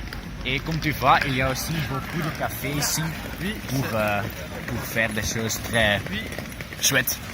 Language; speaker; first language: French; non-native, learner; Dutch